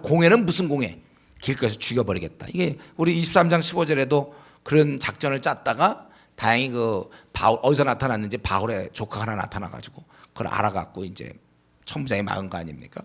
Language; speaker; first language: Korean; native; Korean